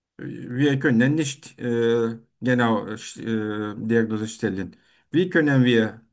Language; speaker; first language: German; non-native, learner; Turkish